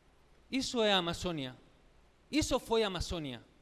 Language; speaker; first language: Portuguese; non-native, learner; Spanish